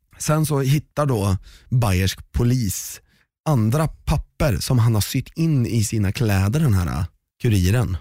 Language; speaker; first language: Swedish; native; Swedish